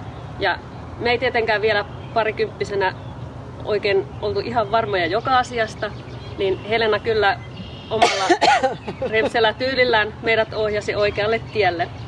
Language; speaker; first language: Finnish; native; Finnish